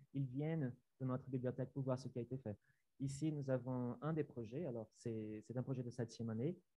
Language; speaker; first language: French; non-native, fluent; Portuguese